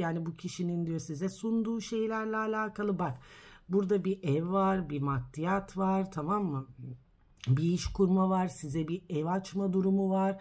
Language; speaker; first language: Turkish; early bilingual, heritage; Turkish